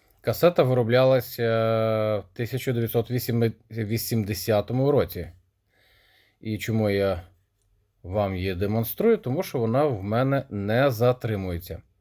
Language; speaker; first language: Ukrainian; non-native, local second language; Russian